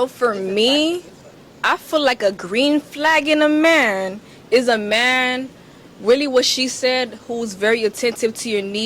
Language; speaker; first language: English; native; English